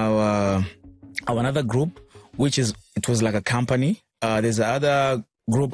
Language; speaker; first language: English; non-native, local second language; Swahili